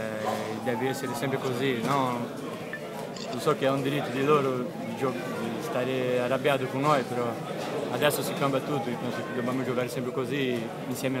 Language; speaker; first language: Italian; non-native, fluent; Portuguese